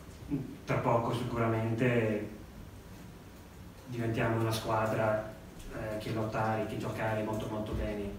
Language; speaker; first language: Italian; non-native, learner; English